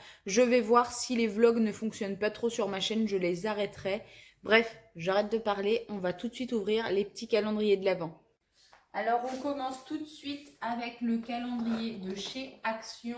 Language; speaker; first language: French; native; French